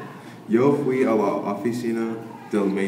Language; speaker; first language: Spanish; non-native, learner; English